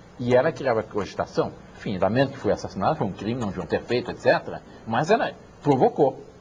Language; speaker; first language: Portuguese; early bilingual, other home language; French